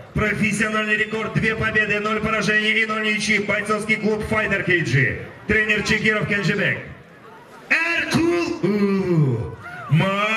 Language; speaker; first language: Russian; non-native, local second language; Kyrgyz